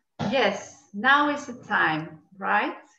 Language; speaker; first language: English; non-native, fluent; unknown